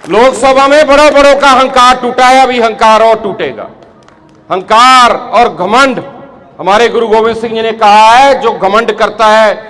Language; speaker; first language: Hindi; non-native, local second language; Punjabi